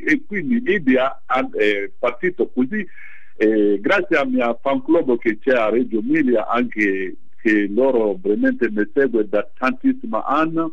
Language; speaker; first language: Italian; non-native, fluent; Bambara